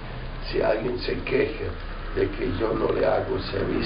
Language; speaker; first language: Spanish; non-native, fluent; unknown